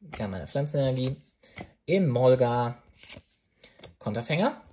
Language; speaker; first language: German; native; German